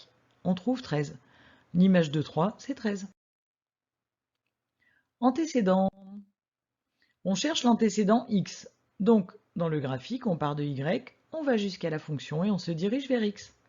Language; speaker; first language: French; native; French